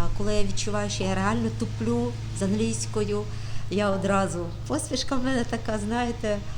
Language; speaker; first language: Ukrainian; native; Ukrainian